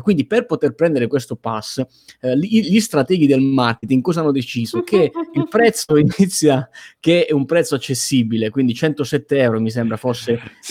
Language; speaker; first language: Italian; native; Italian